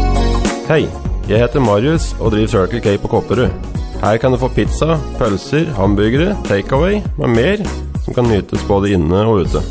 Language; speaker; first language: Norwegian; native; Norwegian